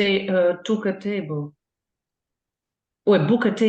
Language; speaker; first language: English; non-native, learner; Russian